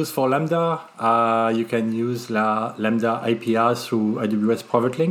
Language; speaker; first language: English; non-native, fluent; French